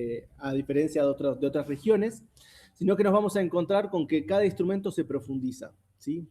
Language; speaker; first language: Spanish; native; Spanish